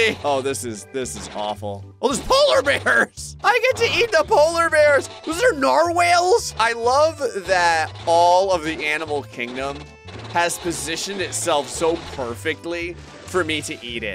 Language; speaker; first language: English; native; English